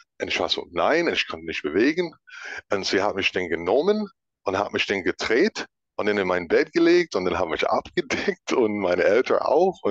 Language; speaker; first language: German; non-native, fluent; English